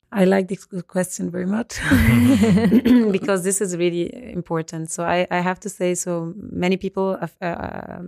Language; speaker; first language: English; non-native, fluent; Arabic